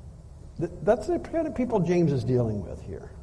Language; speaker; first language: English; native; English